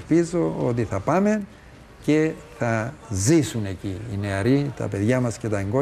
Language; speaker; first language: Greek; native; Greek